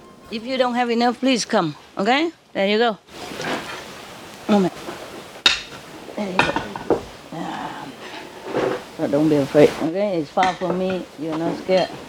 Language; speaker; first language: English; non-native, fluent; Vietnamese